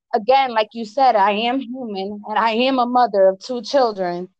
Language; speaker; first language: English; early bilingual, other home language; Spanish